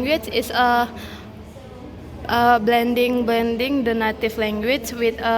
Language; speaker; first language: English; non-native, learner; Indonesian